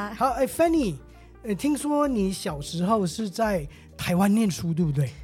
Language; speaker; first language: Chinese; native; Chinese